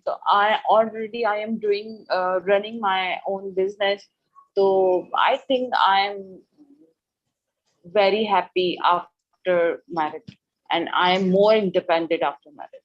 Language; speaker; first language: English; non-native, learner; Urdu